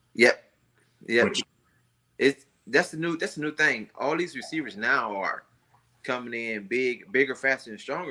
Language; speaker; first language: English; native; English